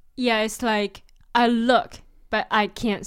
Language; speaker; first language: English; non-native, fluent; Chinese